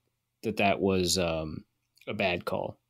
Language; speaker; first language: English; native; English